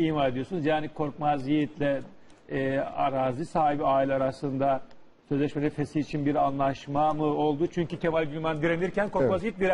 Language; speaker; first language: Turkish; native; Turkish